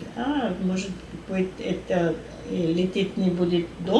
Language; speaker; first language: Russian; non-native, learner; Spanish